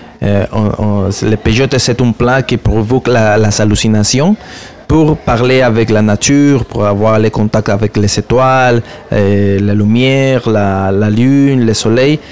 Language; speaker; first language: French; non-native, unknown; Spanish